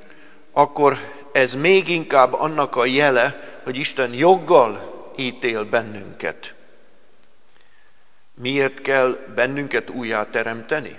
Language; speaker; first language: Hungarian; native; Hungarian